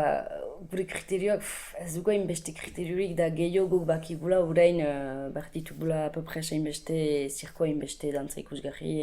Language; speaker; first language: Basque; native; Basque